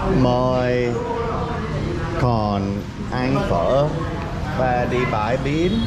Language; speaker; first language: Vietnamese; non-native, learner; English